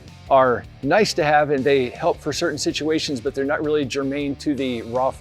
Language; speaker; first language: English; native; English